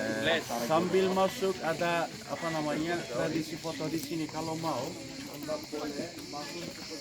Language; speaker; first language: Indonesian; non-native, learner; Turkish